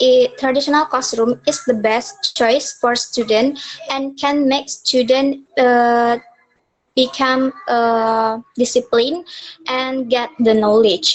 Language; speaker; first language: English; non-native, learner; Indonesian